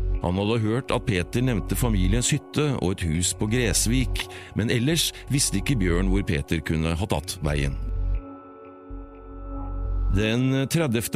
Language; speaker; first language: Norwegian; native; Norwegian